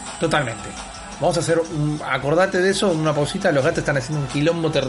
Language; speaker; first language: Spanish; native; Spanish